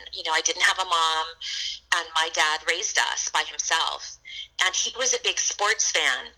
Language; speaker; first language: English; native; English